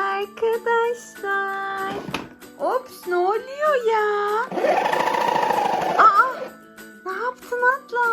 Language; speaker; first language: Turkish; native; Turkish